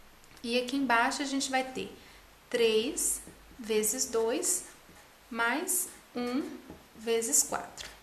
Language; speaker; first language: Portuguese; native; Portuguese